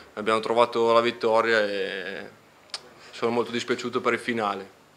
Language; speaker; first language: Italian; native; Italian